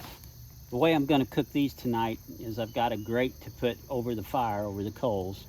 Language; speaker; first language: English; native; English